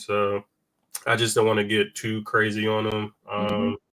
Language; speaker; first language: English; native; English